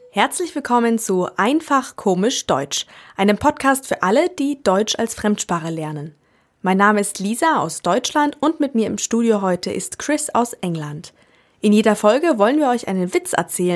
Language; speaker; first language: German; native; German